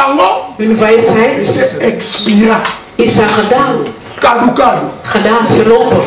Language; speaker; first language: Dutch; non-native, learner; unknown